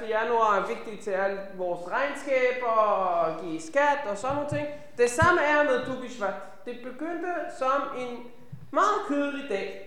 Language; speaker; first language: Danish; non-native, fluent; Hebrew